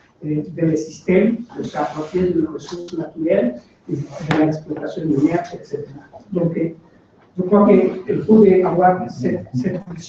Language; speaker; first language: French; non-native, learner; Spanish